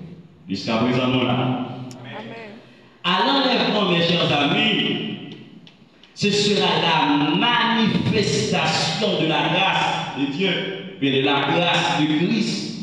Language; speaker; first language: French; non-native, local second language; Haitian Creole